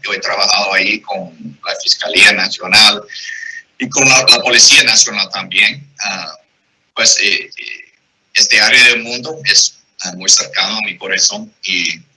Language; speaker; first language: Spanish; non-native, fluent; English